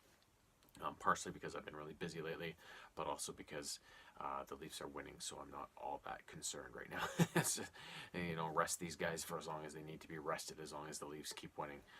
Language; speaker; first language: English; native; English